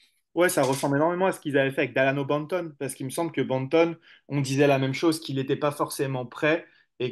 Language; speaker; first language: French; native; French